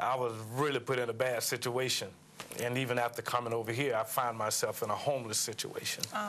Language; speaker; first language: English; native; English